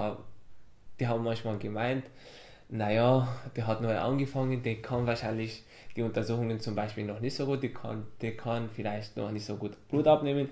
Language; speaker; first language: German; non-native, fluent; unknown